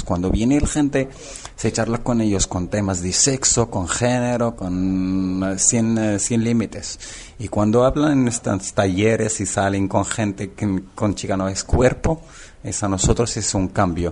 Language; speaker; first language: Spanish; non-native, learner; Arabic